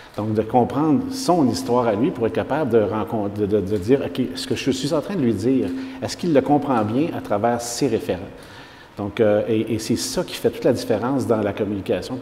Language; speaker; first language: French; native; French